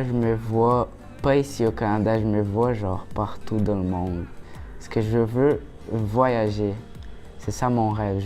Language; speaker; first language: French; early bilingual, other home language; Portuguese